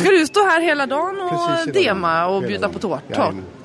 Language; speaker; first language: Swedish; native; Swedish